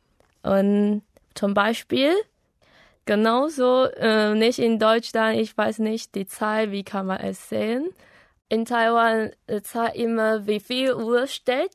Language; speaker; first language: German; non-native, learner; Chinese